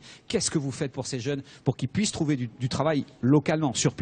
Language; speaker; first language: French; native; French